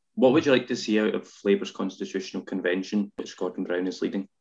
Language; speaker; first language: English; native; English